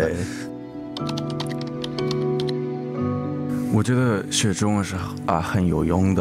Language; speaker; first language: Chinese; early bilingual, heritage; English